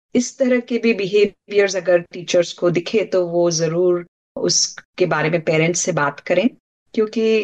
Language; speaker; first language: Hindi; non-native, local second language; Marathi